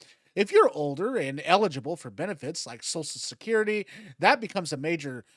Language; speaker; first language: English; native; English